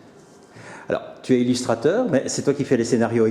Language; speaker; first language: French; native; French